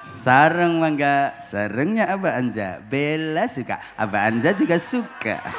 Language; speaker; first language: Indonesian; non-native, local second language; Javanese